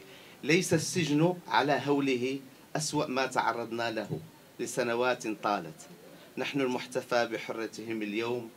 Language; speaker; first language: Arabic; native; Arabic